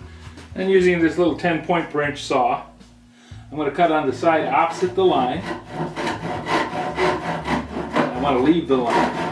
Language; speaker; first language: English; native; English